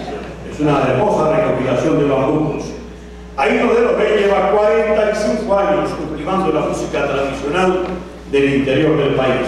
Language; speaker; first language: Spanish; native; Spanish